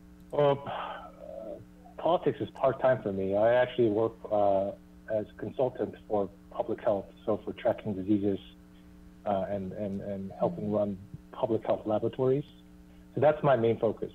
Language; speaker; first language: English; early bilingual, other home language; Korean